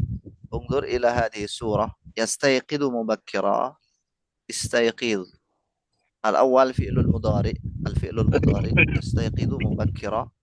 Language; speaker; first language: Arabic; non-native, fluent; Indonesian